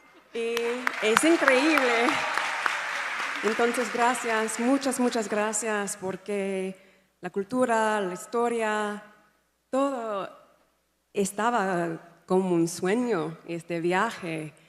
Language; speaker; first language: Spanish; non-native, fluent; English